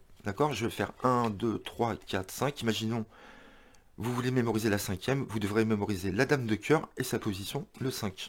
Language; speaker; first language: French; native; French